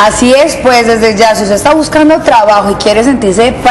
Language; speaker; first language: Spanish; native; Spanish